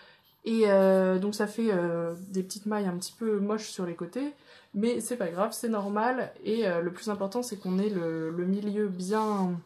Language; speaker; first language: French; native; French